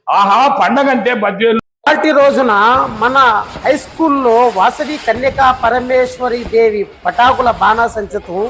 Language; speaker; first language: Telugu; native; Telugu